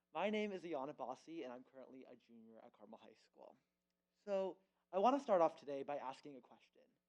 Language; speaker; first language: English; early bilingual, other home language; Urdu